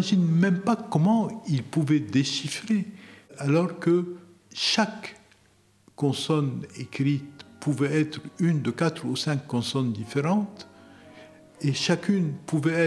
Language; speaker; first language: French; non-native, local second language; Arabic